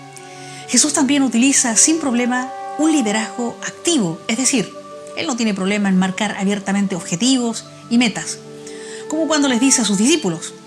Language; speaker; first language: Spanish; native; Spanish